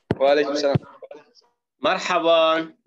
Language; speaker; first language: Arabic; non-native, fluent; Turkish